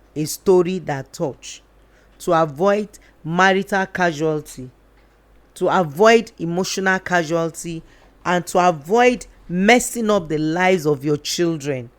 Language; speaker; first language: English; non-native, local second language; Yoruba